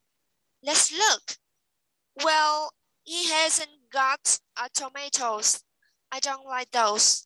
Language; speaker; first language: English; non-native, fluent; Vietnamese